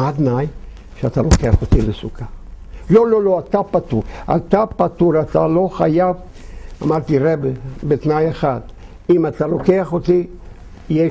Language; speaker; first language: Hebrew; non-native, fluent; Yiddish